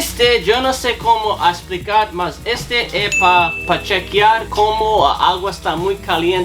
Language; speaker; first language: Spanish; non-native, learner; English